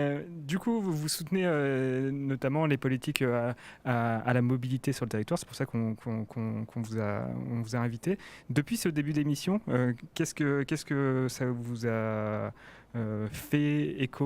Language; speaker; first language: French; native; French